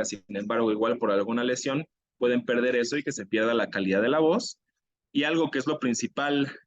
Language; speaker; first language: Spanish; native; Spanish